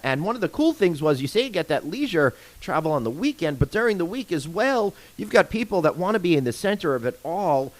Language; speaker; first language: English; native; English